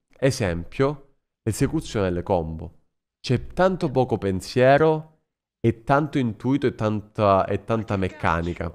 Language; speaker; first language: Italian; native; Italian